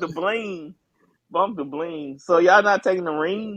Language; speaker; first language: English; native; English